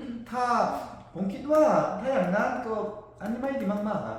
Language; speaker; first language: Thai; non-native, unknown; Korean